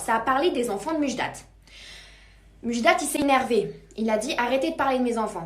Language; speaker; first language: French; native; French